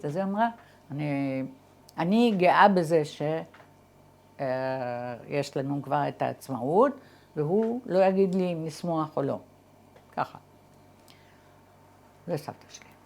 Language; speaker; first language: Hebrew; early bilingual, other home language; Arabic